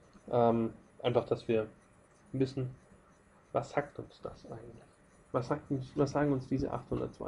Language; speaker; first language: German; native; German